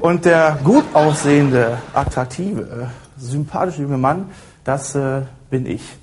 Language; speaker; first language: German; native; German